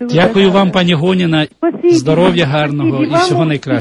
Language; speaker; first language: Ukrainian; native; Ukrainian